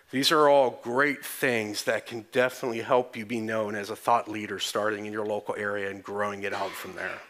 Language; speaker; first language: English; native; English